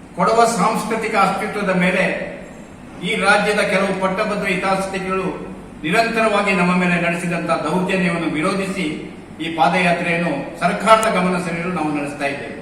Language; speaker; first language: Kannada; non-native, local second language; Kodava